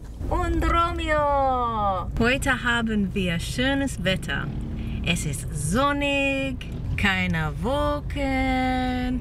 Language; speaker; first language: German; non-native, learner; English